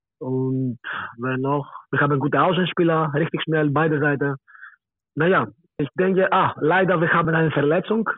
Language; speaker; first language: German; non-native, learner; Greek